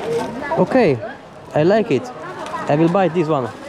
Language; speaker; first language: English; non-native, learner; Slovak